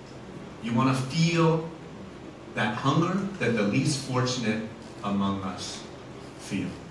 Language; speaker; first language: English; native; English